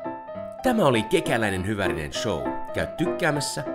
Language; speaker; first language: Finnish; native; Finnish